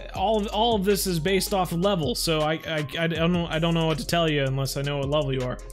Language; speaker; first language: English; native; English